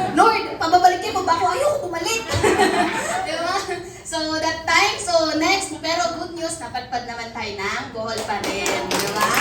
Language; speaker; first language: Filipino; non-native, local second language; Cebuano